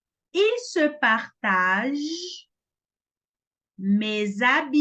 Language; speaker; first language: French; non-native, fluent; Portuguese